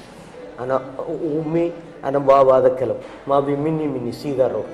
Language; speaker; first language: Arabic; non-native, learner; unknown